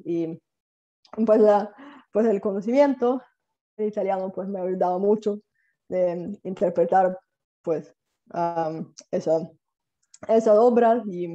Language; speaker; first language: Spanish; non-native, fluent; Bulgarian